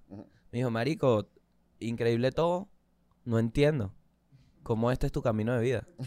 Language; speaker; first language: Spanish; native; Spanish